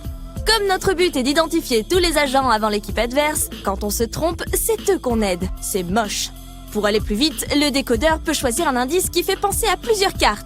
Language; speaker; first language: French; native; French